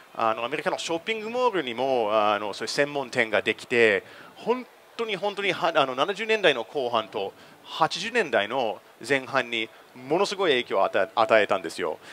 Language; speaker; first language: Japanese; non-native, fluent; English